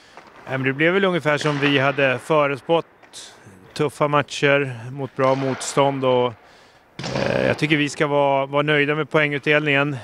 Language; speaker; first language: Swedish; native; Swedish